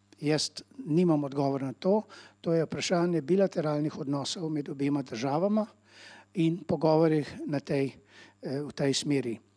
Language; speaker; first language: Slovenian; early bilingual, heritage; Slovenian